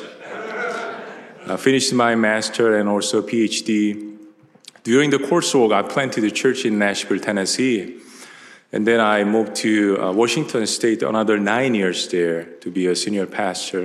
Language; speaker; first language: English; non-native, fluent; Korean